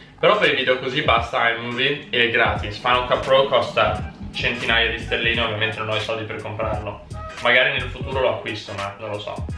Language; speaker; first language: Italian; early bilingual, heritage; Italian